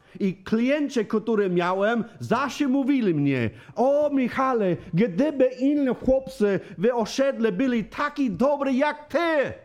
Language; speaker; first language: Polish; non-native, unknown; English